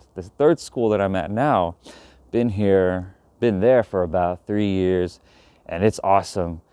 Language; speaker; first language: English; native; English